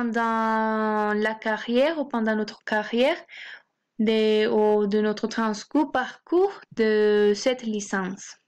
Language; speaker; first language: French; non-native, fluent; Spanish